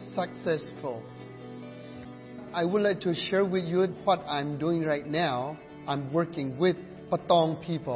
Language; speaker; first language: English; non-native, learner; Burmese